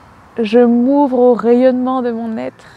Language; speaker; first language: French; native; French